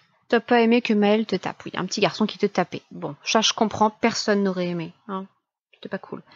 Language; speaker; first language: French; native; French